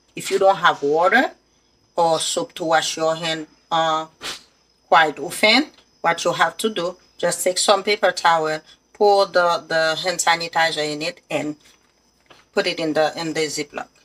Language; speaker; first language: English; non-native, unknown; Haitian Creole